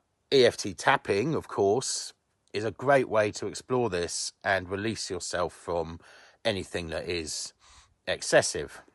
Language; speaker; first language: English; native; English